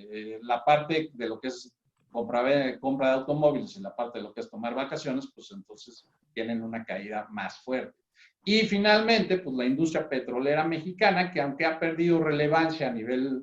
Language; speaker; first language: Spanish; native; Spanish